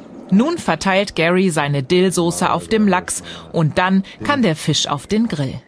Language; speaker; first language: German; native; German